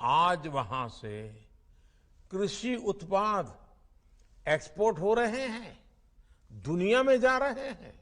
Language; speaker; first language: Hindi; non-native, local second language; Gujarati